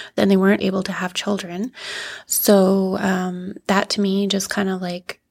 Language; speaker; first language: English; native; English